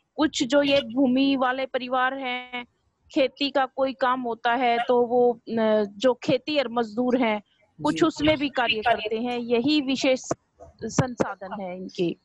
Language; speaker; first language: Hindi; native; Hindi